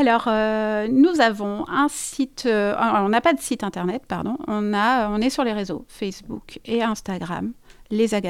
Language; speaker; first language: French; native; French